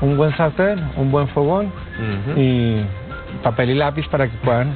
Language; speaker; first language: Spanish; native; Spanish